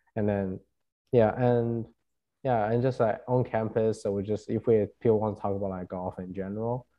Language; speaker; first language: English; non-native, fluent; Chinese